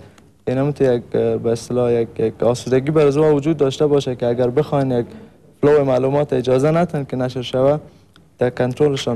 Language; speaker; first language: Persian; native; Persian